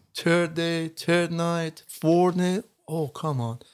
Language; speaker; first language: English; non-native, learner; Persian